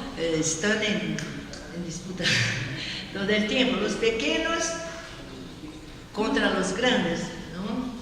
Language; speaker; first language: Spanish; non-native, learner; Portuguese